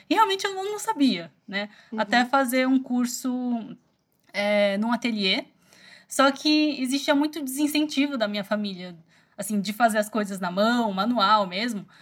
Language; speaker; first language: Portuguese; early bilingual, other home language; Chinese